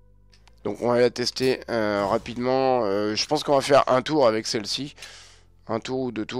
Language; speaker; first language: French; native; French